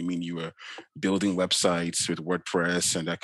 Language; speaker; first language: English; non-native, local second language; Yoruba